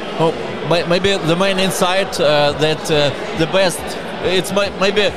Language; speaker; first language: English; non-native, learner; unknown